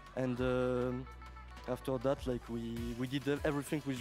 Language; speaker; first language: English; non-native, learner; French